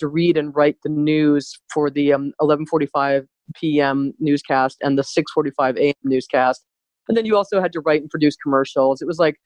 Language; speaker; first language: English; native; English